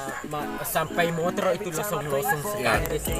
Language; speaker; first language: Indonesian; non-native, local second language; Buginese